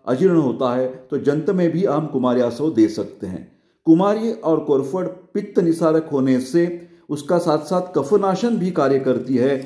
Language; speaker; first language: Hindi; non-native, local second language; Marathi